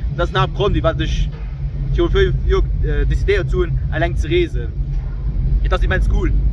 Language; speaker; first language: German; non-native, local second language; Luxembourgish